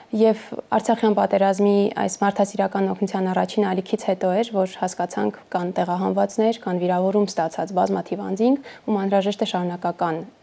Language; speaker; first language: Armenian; native; Armenian